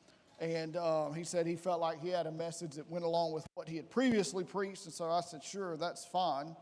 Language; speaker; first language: English; native; English